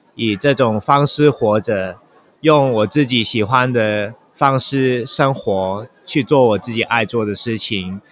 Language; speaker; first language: Chinese; non-native, local second language; Cantonese